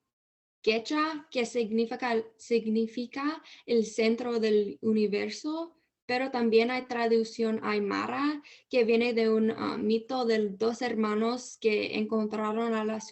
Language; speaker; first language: Spanish; early bilingual, heritage; Spanish